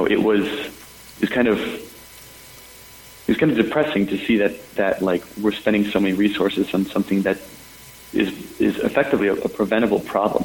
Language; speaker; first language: English; native; English